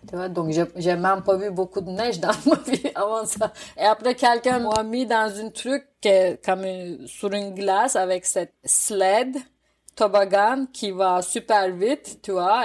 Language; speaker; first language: French; non-native, fluent; Turkish